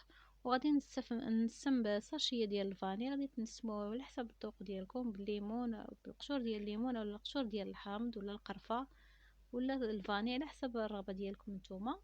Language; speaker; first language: Arabic; native; Arabic